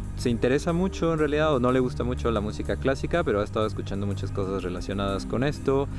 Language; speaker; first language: Spanish; native; Spanish